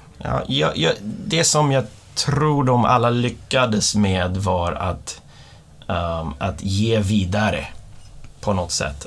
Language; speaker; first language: Swedish; non-native, fluent; English